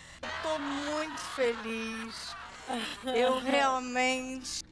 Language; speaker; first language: Portuguese; native; Portuguese